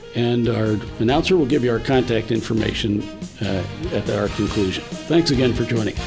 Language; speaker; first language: English; native; English